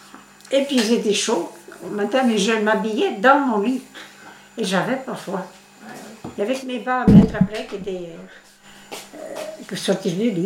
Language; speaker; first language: French; native; French